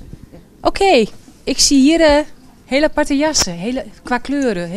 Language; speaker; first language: Dutch; native; Dutch